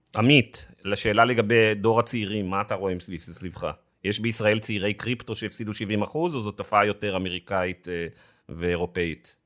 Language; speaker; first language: Hebrew; native; Hebrew